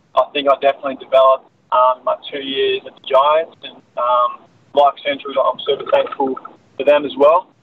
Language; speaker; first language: English; native; English